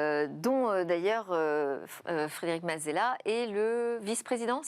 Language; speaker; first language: French; native; French